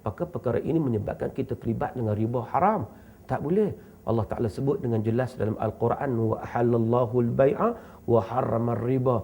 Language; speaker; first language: Malay; native; Malay